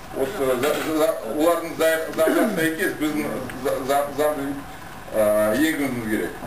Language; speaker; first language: Kazakh; non-native, local second language; Russian